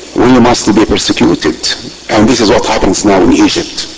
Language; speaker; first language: English; non-native, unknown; Arabic